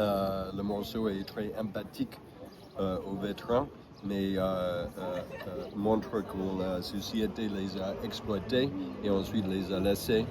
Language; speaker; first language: French; non-native, fluent; English